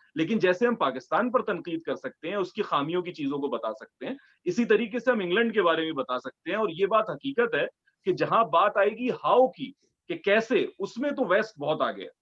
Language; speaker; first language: Urdu; native; Urdu